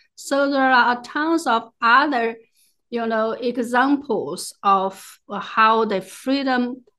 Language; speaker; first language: English; non-native, fluent; Chinese